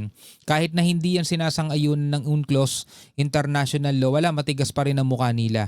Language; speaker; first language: Filipino; native; Filipino